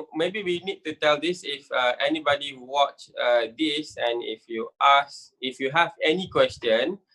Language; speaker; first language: English; non-native, local second language; Malay